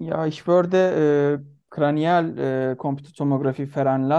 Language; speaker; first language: German; non-native, learner; Turkish